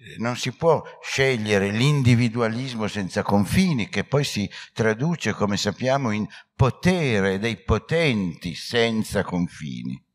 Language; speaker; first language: Italian; native; Italian